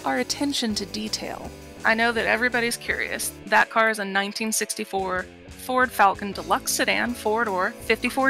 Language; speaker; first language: English; native; English